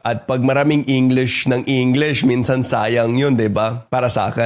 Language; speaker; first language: Filipino; non-native, fluent; English